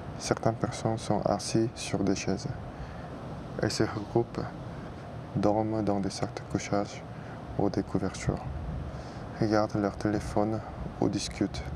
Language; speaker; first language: French; non-native, fluent; Korean